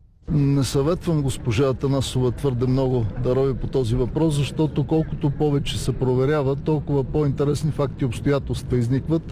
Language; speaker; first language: Bulgarian; native; Bulgarian